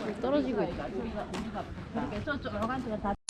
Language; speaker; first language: Korean; non-native, fluent; French